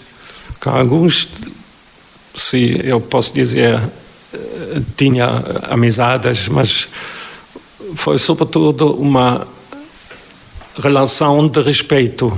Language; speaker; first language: Portuguese; non-native, fluent; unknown